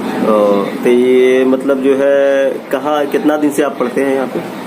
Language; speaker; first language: Hindi; native; Hindi